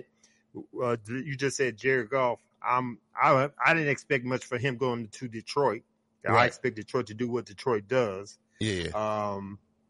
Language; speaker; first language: English; native; English